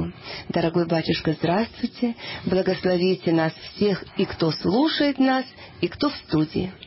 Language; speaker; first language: Russian; native; Russian